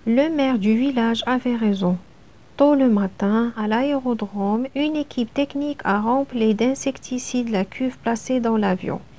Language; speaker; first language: French; non-native, local second language; Arabic